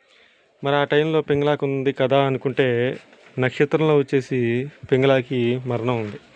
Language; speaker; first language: Telugu; native; Telugu